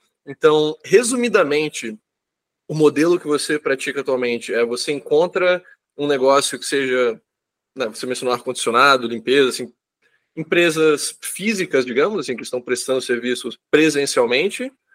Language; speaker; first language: Portuguese; native; Portuguese